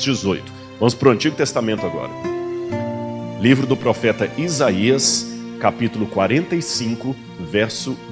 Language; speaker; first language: Portuguese; native; Portuguese